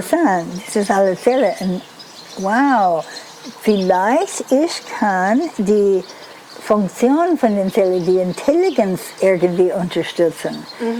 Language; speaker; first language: German; non-native, learner; English